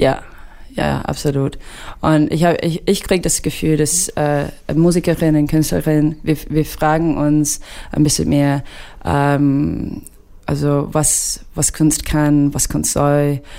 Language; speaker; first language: German; non-native, fluent; English